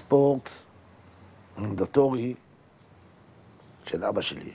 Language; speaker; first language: Hebrew; native; Hebrew